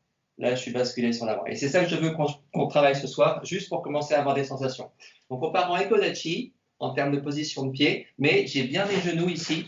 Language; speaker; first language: French; native; French